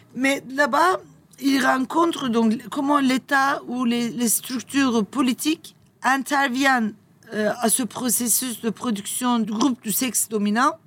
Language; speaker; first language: French; non-native, fluent; Turkish